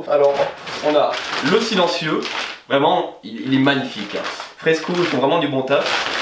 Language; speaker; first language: French; native; French